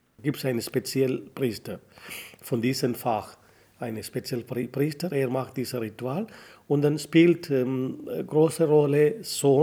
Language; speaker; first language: German; non-native, learner; Tamil